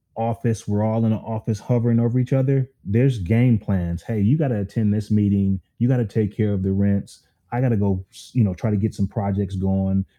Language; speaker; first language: English; native; English